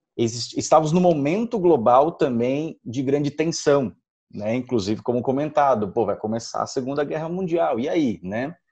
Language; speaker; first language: Portuguese; early bilingual, other home language; Spanish